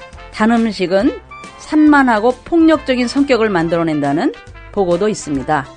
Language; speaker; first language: Korean; native; Korean